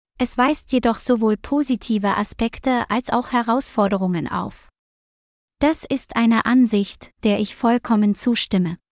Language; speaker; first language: German; non-native, learner; Vietnamese